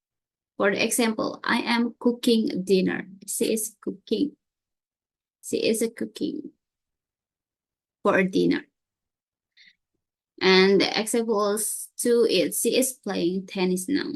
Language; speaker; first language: English; non-native, learner; Indonesian